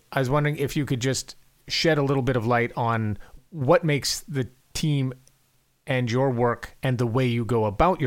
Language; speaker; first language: English; native; English